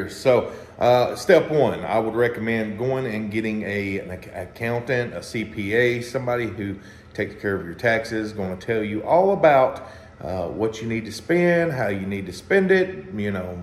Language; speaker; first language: English; native; English